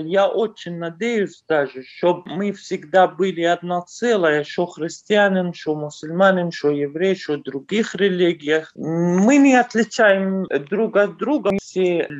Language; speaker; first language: Ukrainian; non-native, learner; Arabic